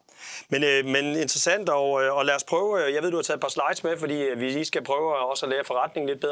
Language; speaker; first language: Danish; native; Danish